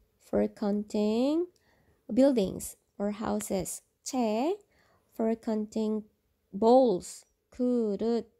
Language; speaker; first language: English; non-native, local second language; Filipino